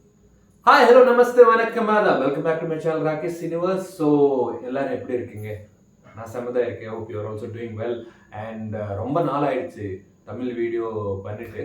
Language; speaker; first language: Tamil; non-native, learner; Malayalam